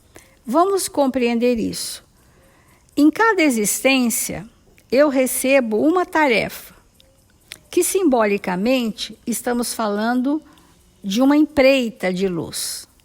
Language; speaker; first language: Portuguese; native; Portuguese